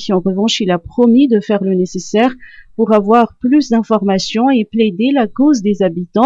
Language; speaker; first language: French; non-native, local second language; Malagasy